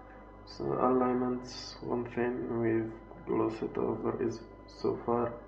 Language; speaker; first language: English; non-native, fluent; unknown